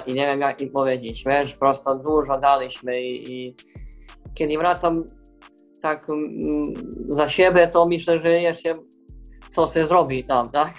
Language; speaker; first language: Polish; non-native, learner; Serbian